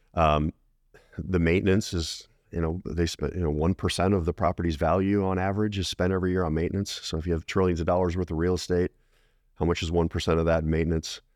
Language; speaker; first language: English; native; English